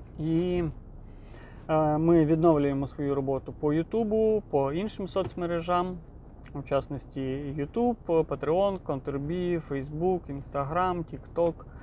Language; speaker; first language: Ukrainian; non-native, local second language; Russian